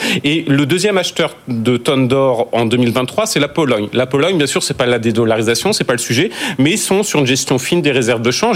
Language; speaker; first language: French; native; French